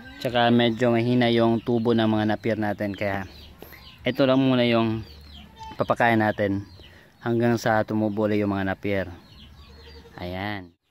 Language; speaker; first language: Filipino; non-native, local second language; Cebuano